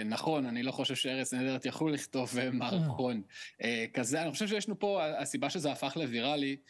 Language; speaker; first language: Hebrew; early bilingual, heritage; English